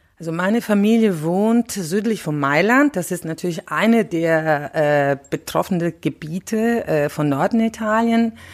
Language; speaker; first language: German; non-native, fluent; Italian